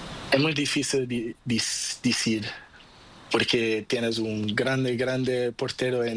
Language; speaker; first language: Spanish; non-native, learner; Portuguese